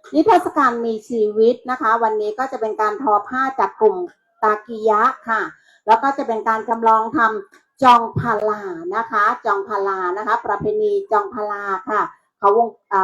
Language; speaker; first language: Thai; non-native, local second language; Shan